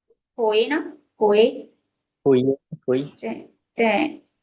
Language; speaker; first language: Chinese; non-native, fluent; Lao